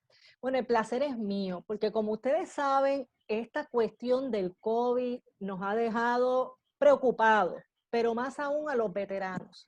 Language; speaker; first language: Spanish; native; Spanish